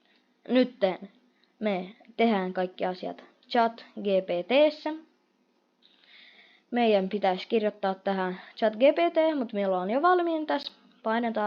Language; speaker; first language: Finnish; non-native, fluent; Russian